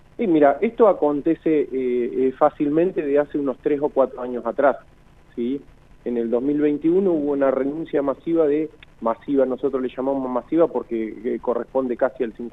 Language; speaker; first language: Spanish; native; Spanish